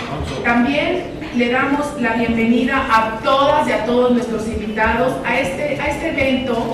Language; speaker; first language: Spanish; native; Spanish